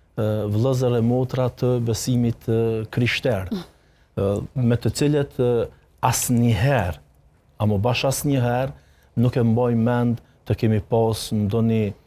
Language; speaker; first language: Albanian; native; Albanian